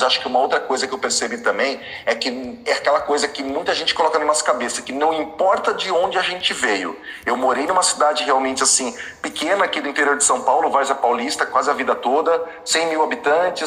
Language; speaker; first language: Portuguese; native; Portuguese